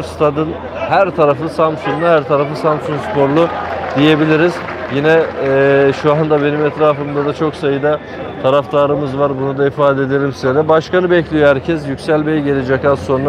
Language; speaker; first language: Turkish; native; Turkish